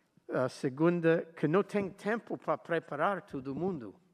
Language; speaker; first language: Portuguese; non-native, fluent; English